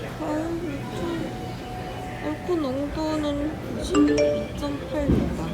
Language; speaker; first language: Korean; non-native, learner; Malay